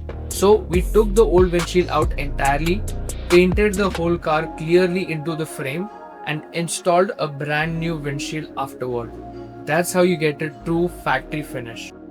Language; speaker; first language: English; non-native, local second language; Hindi